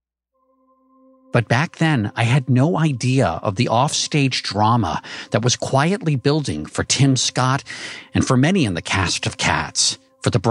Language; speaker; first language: English; native; English